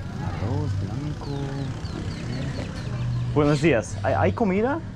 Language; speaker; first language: Spanish; non-native, fluent; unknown